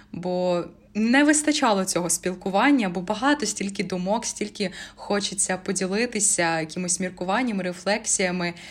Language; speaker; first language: Ukrainian; native; Ukrainian